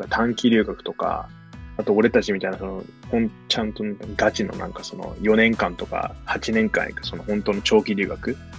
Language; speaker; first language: Japanese; native; Japanese